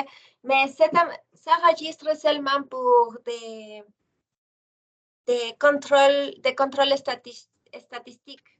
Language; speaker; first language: French; non-native, fluent; Spanish